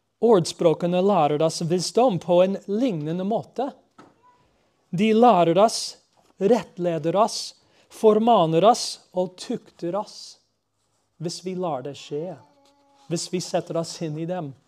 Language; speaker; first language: Norwegian; non-native, fluent; English